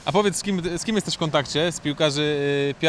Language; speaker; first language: Polish; native; Polish